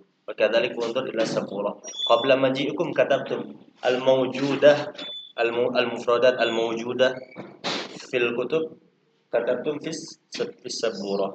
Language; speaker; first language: Arabic; non-native, fluent; Indonesian